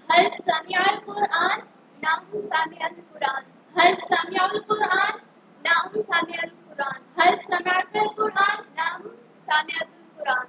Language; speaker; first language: Arabic; non-native, learner; Urdu